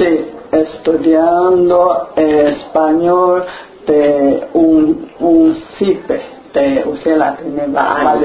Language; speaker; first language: Spanish; non-native, learner; Chinese